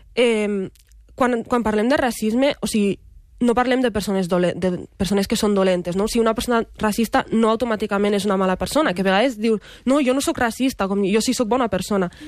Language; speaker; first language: Catalan; early bilingual, other home language; Arabic